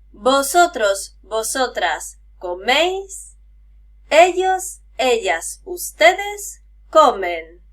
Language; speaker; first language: Spanish; native; Spanish